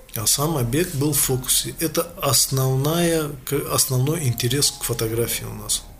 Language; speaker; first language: Russian; non-native, local second language; Tajik